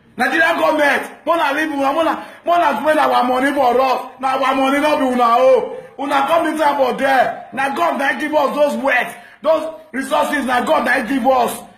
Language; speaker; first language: Nigerian Pidgin; non-native, local second language; Bini